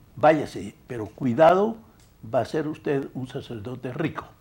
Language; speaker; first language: Spanish; native; Spanish